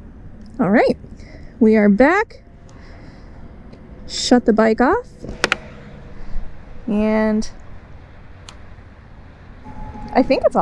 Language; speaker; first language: English; native; English